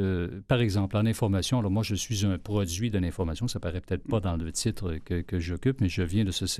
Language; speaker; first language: French; native; French